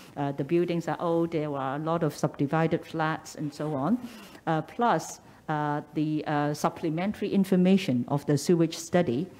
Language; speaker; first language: English; non-native, local second language; Cantonese